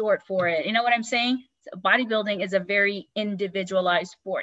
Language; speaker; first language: English; non-native, local second language; Sylheti